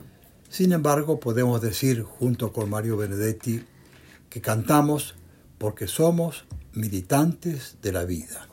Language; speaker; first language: Spanish; native; Spanish